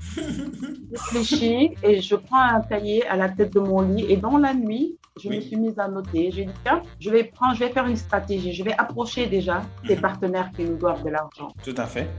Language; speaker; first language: French; non-native, local second language; Wolof